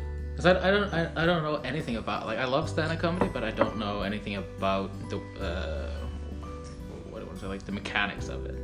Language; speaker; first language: English; non-native, fluent; Norwegian